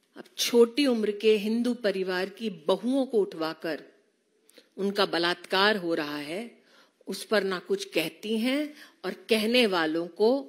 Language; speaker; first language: Hindi; native; Hindi